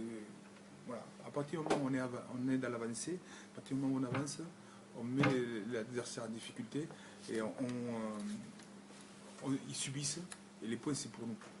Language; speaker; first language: French; native; French